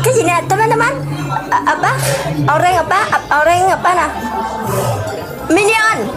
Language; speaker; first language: Indonesian; non-native, learner; Vietnamese